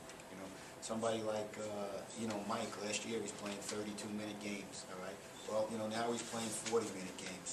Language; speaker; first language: English; native; English